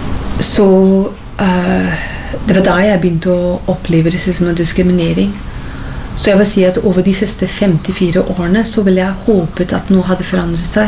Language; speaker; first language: Norwegian; non-native, fluent; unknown